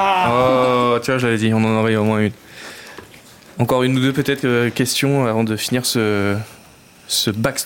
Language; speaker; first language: French; native; French